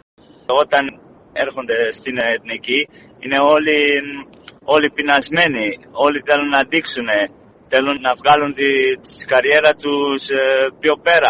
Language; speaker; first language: Greek; non-native, fluent; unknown